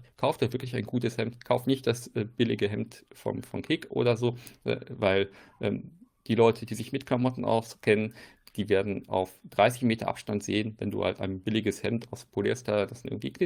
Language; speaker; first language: German; native; German